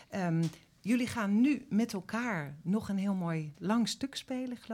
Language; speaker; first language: Dutch; native; Dutch